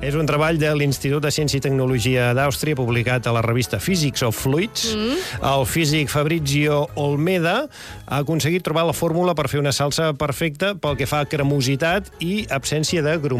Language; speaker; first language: Catalan; native; Catalan